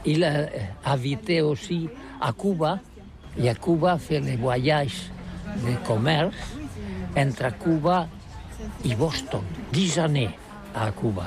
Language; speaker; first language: French; non-native, learner; Catalan